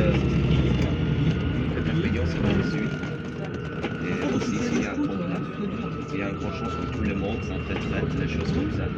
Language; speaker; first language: French; early bilingual, heritage; English